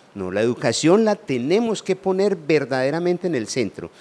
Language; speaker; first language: Spanish; native; Spanish